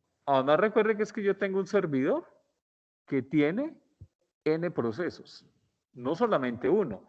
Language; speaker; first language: Spanish; native; Spanish